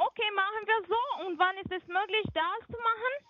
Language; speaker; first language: German; non-native, fluent; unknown